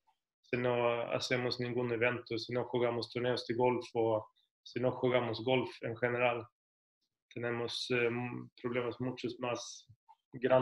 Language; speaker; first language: Spanish; non-native, fluent; Swedish